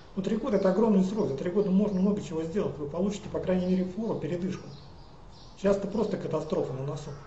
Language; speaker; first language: Russian; native; Russian